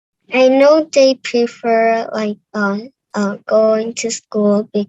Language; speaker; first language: English; non-native, learner; Cantonese